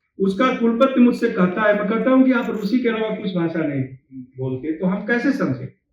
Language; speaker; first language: Hindi; native; Hindi